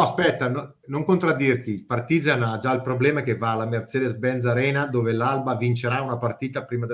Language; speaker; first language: Italian; native; Italian